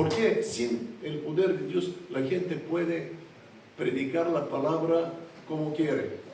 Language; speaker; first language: Spanish; non-native, fluent; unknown